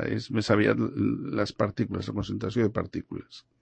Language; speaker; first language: Catalan; non-native, local second language; Spanish